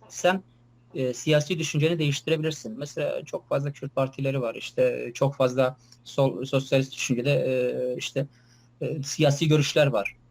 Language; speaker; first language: Turkish; non-native, local second language; Kurdish